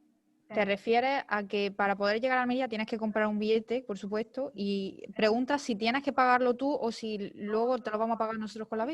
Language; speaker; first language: Spanish; native; Spanish